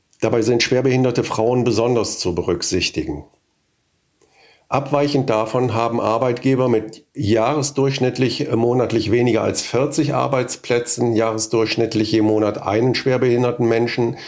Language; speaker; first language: German; native; German